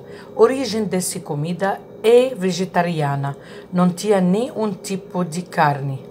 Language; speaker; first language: Portuguese; non-native, learner; Arabic